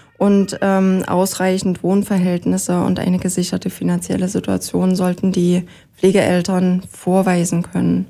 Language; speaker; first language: German; native; German